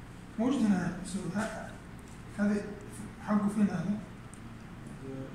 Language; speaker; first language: Arabic; non-native, learner; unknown